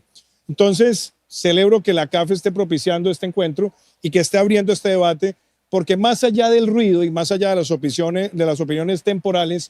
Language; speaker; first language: Spanish; native; Spanish